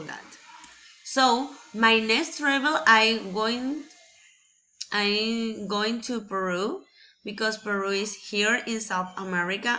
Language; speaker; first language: English; non-native, learner; Spanish